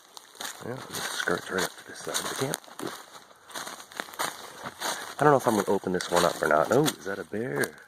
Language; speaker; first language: English; native; English